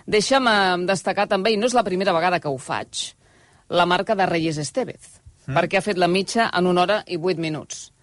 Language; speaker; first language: Catalan; native; Catalan